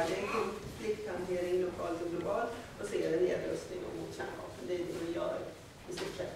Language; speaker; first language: Swedish; native; Swedish